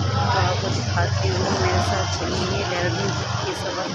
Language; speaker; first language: Hindi; non-native, local second language; Tibetan